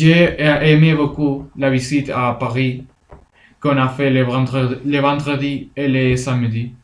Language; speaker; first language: French; non-native, learner; Spanish